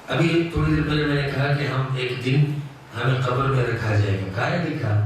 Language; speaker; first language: Urdu; non-native, local second language; Pashto